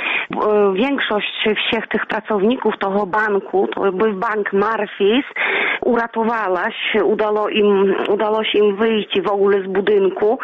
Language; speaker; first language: Polish; non-native, local second language; Belarusian